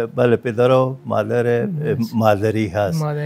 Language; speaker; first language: Persian; non-native, fluent; Punjabi